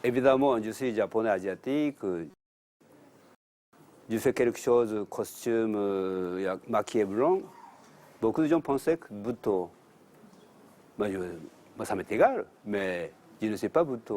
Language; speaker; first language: French; non-native, learner; Japanese